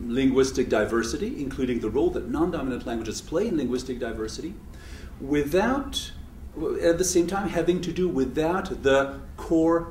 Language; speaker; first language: English; non-native, fluent; French